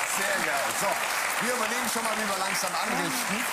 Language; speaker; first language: German; native; German